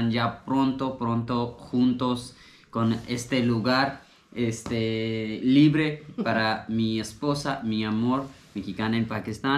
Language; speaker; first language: Spanish; non-native, learner; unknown